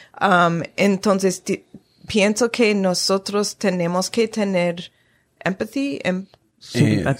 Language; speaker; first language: Spanish; non-native, fluent; English